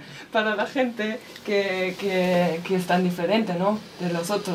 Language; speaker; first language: Spanish; non-native, learner; German